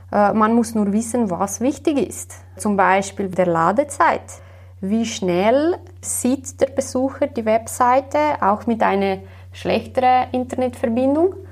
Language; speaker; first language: German; non-native, fluent; Slovenian